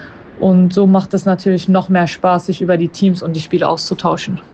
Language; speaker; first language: German; early bilingual, other home language; Turkish